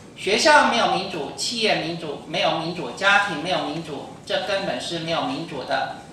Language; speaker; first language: Chinese; native; Chinese